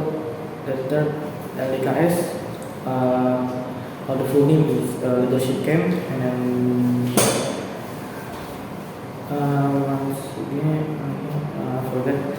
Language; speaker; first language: English; non-native, learner; Indonesian